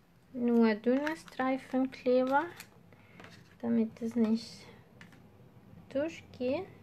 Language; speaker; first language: German; non-native, fluent; Spanish